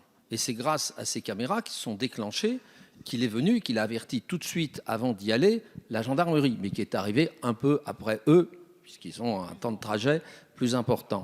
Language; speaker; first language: French; native; French